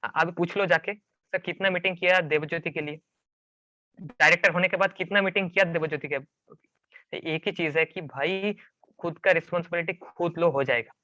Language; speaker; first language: Hindi; non-native, local second language; Bangla